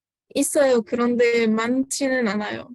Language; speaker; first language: Korean; non-native, fluent; Arabic